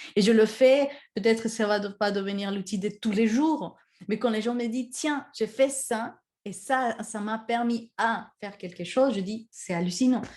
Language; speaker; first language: French; non-native, fluent; Spanish